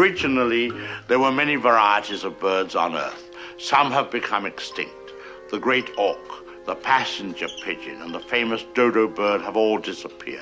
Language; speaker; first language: English; native; English